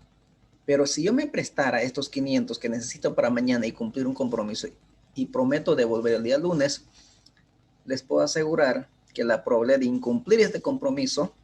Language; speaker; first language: Spanish; native; Spanish